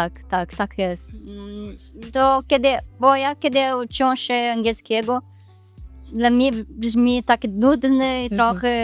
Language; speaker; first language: Polish; non-native, learner; Portuguese